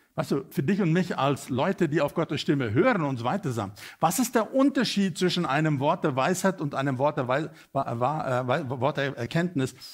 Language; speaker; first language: German; non-native, fluent; Afrikaans